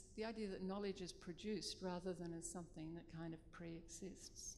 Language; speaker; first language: English; native; English